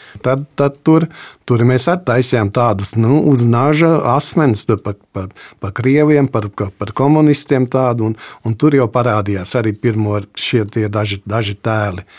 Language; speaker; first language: Latvian; native; Latvian